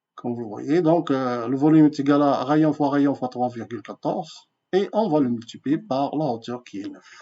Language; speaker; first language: French; non-native, local second language; Arabic